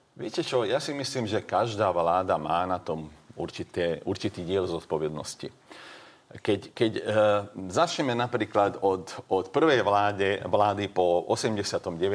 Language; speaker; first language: Slovak; non-native, local second language; Hungarian